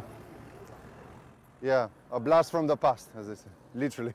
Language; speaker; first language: English; non-native, fluent; Albanian